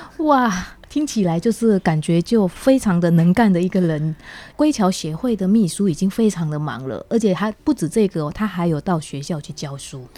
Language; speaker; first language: Chinese; native; Chinese